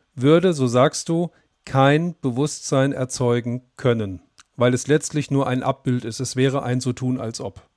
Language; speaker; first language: German; native; German